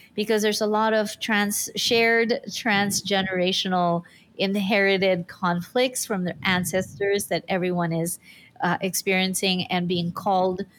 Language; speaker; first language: English; non-native, local second language; Filipino